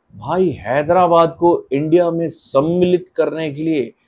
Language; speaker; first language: Hindi; native; Hindi